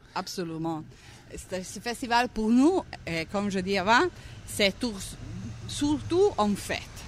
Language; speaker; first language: French; non-native, learner; Italian